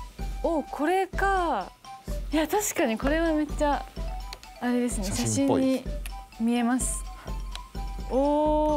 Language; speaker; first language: Japanese; native; Japanese